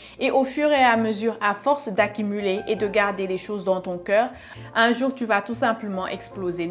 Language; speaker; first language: French; non-native, local second language; Wolof